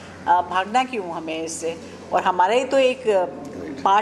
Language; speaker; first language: Hindi; native; Hindi